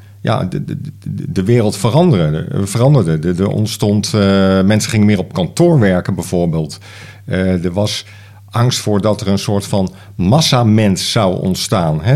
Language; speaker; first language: Dutch; native; Dutch